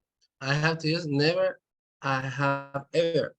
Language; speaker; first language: English; non-native, learner; Spanish